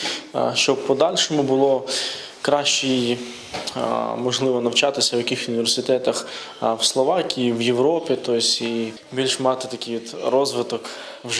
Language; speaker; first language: Ukrainian; native; Ukrainian